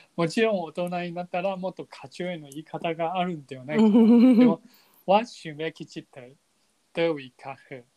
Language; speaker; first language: Japanese; non-native, fluent; Chinese